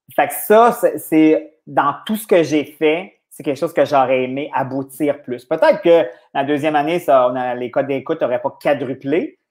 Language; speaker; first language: French; native; French